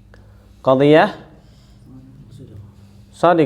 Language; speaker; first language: Arabic; non-native, fluent; Indonesian